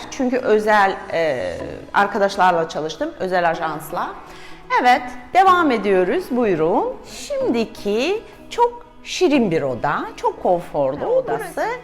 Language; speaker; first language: Turkish; non-native, fluent; Russian